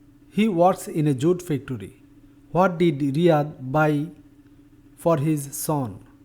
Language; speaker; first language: English; non-native, local second language; Bangla